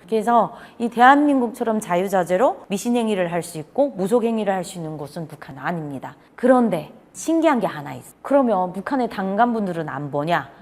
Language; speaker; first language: Korean; native; Korean